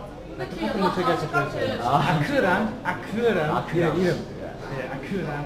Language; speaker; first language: Korean; non-native, learner; English